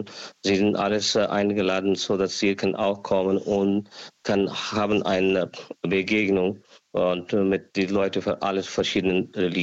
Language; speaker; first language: German; non-native, learner; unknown